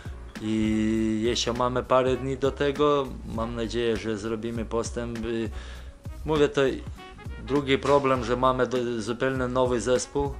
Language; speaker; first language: Polish; non-native, fluent; Lithuanian